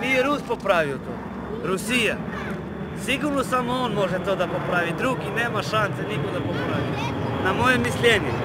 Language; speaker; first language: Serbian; non-native, local second language; Romany